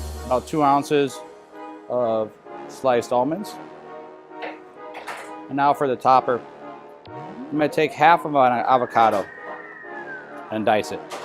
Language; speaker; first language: English; native; English